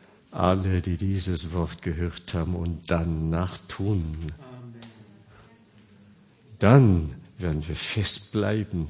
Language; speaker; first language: German; non-native, fluent; Korean